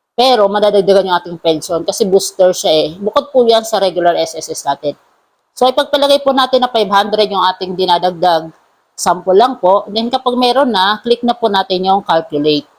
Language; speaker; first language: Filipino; non-native, local second language; Cebuano